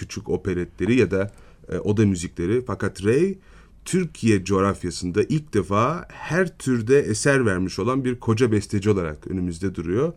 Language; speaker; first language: Turkish; native; Turkish